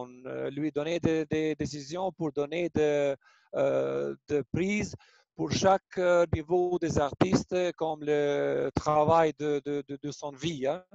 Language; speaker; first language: French; non-native, learner; Albanian